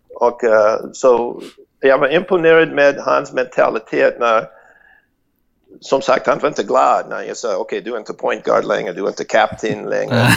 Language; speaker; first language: Swedish; non-native, fluent; English